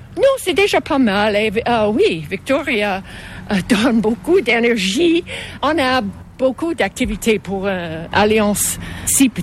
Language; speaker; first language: French; non-native, fluent; English